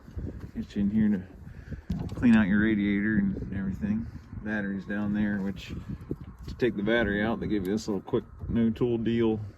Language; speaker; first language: English; native; English